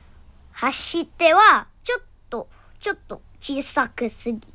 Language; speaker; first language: Japanese; non-native, learner; Indonesian